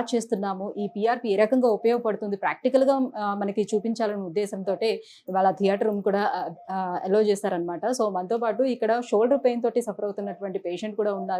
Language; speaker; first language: Telugu; native; Telugu